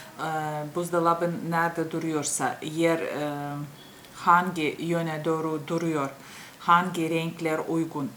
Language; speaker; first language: Turkish; non-native, fluent; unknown